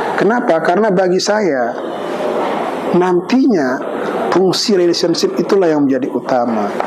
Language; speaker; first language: Indonesian; non-native, local second language; Balinese